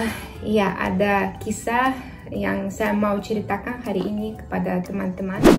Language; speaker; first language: Indonesian; non-native, fluent; Russian